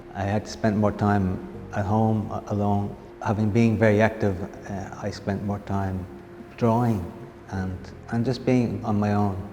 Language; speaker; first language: English; native; English